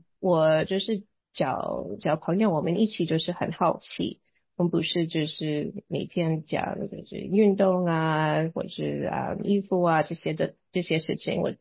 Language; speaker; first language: Chinese; non-native, fluent; English